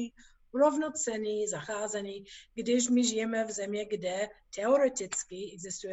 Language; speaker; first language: Czech; non-native, fluent; English